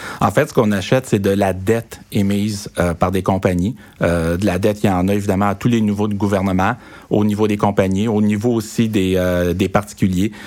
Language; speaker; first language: French; native; French